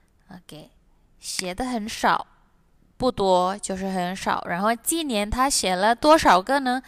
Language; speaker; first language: Chinese; non-native, fluent; Indonesian